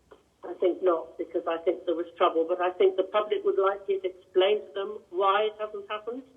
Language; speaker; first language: English; native; English